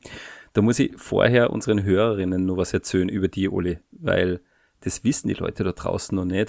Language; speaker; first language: German; native; German